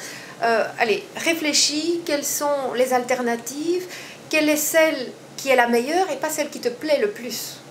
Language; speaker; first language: French; native; French